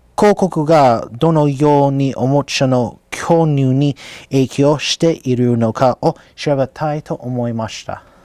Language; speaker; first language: Japanese; non-native, learner; English